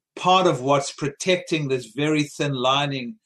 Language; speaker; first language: English; native; English